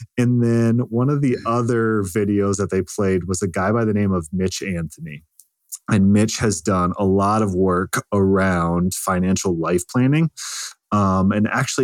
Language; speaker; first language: English; native; English